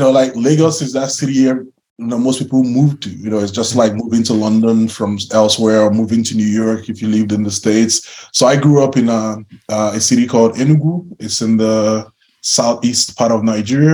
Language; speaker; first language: English; non-native, local second language; Igbo